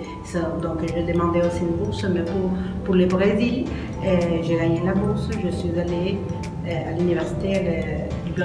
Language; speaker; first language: French; non-native, fluent; Spanish